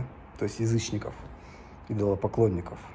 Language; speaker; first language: Russian; native; Russian